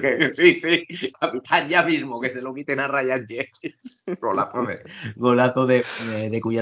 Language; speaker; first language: Spanish; native; Spanish